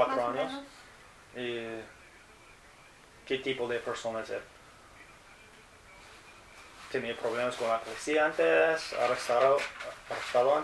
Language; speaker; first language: Spanish; non-native, learner; English